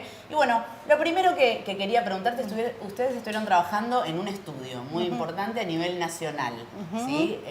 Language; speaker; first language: Spanish; native; Spanish